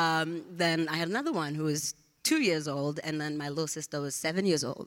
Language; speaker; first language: English; non-native, local second language; Zulu